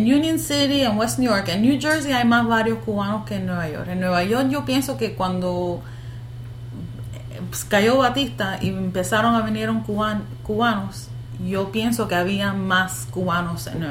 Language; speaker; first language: Spanish; early bilingual, heritage; Spanish